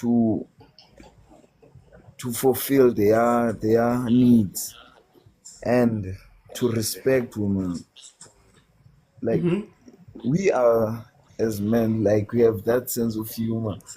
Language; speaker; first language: English; non-native, learner; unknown